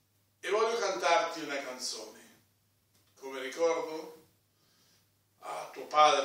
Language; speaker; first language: Italian; non-native, fluent; Spanish